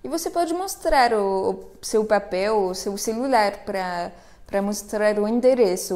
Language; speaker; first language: Portuguese; non-native, fluent; French